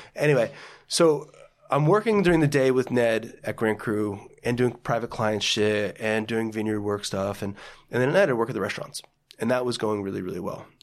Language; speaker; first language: English; native; English